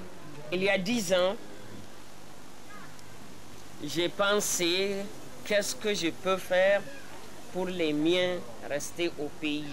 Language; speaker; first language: French; non-native, local second language; Hausa